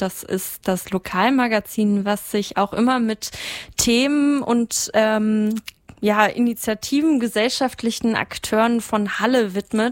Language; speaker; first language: German; native; German